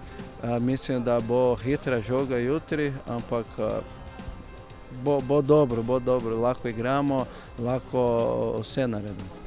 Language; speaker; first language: Slovenian; non-native, fluent; Portuguese